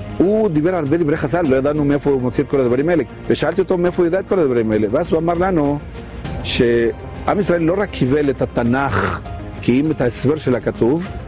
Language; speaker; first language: Hebrew; non-native, learner; Spanish